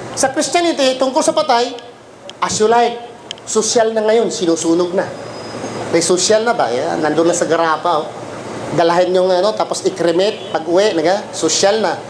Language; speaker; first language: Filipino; non-native, local second language; Cebuano